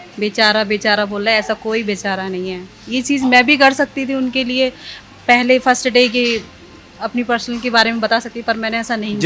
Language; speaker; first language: Hindi; native; Hindi